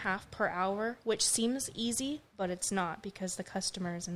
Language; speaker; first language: English; native; English